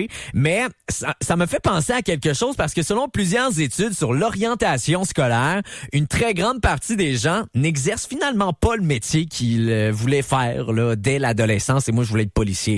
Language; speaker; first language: French; native; French